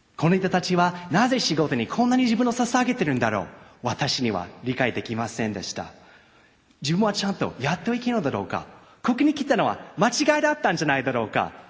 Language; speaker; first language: Japanese; non-native, fluent; English